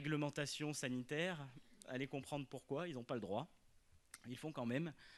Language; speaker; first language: French; native; French